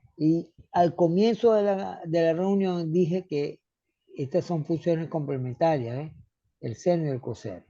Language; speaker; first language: Spanish; native; Spanish